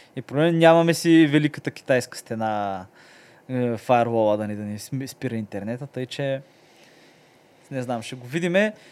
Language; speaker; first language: Bulgarian; native; Bulgarian